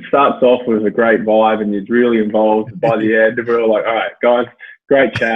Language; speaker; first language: English; native; English